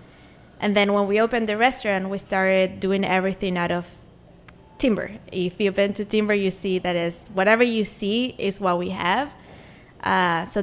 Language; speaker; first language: English; non-native, fluent; Spanish